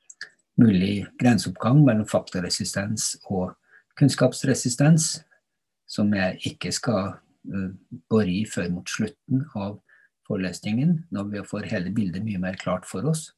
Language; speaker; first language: Norwegian; native; Norwegian